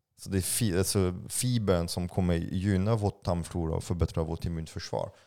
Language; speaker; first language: Swedish; non-native, fluent; French